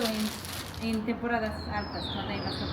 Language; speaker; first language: Spanish; native; Spanish